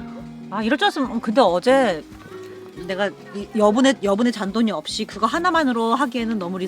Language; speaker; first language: Korean; native; Korean